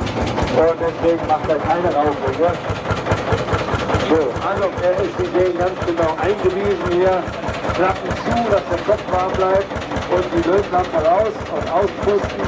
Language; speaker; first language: German; native; German